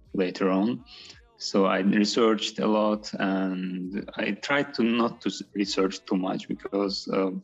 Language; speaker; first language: English; non-native, fluent; Azerbaijani